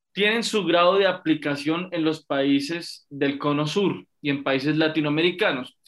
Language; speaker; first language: Spanish; native; Spanish